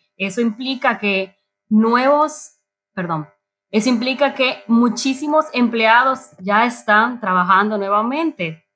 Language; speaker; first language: Spanish; native; Spanish